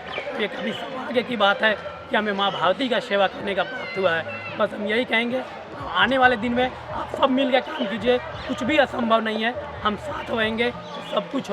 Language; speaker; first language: Hindi; native; Hindi